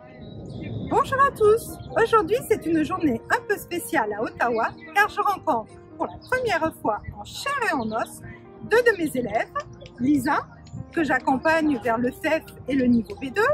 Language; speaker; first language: French; native; French